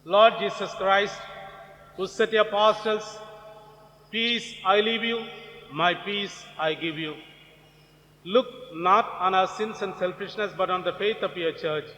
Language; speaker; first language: English; non-native, local second language; Gujarati